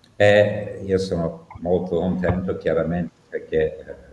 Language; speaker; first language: Italian; non-native, fluent; English